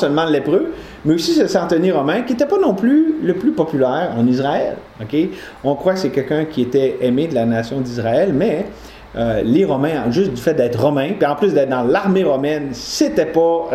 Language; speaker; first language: French; native; French